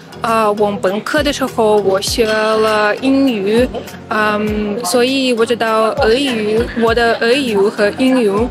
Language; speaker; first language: Chinese; non-native, learner; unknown